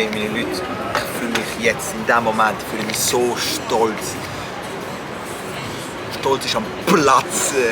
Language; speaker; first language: German; non-native, local second language; Croatian